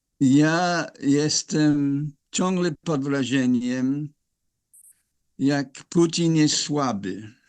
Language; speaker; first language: Polish; non-native, fluent; English